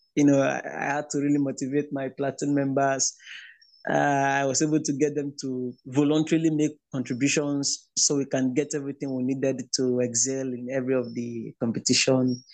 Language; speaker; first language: English; non-native, local second language; Igbo